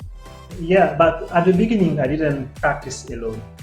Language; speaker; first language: English; non-native, fluent; French